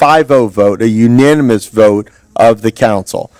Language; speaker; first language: English; native; English